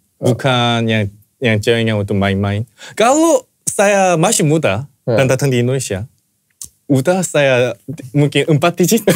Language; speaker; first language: Indonesian; non-native, fluent; Korean